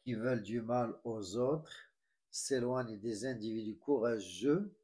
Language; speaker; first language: French; non-native, local second language; Arabic